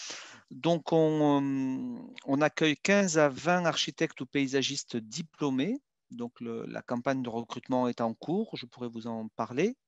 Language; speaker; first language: French; native; French